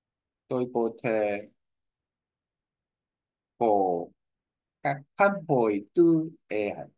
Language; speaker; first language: Vietnamese; non-native, learner; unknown